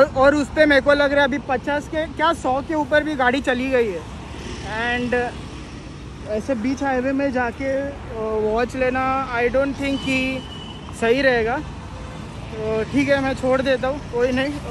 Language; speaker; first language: Hindi; non-native, local second language; Marathi